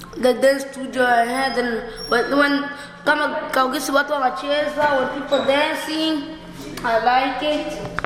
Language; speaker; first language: English; non-native, learner; Swahili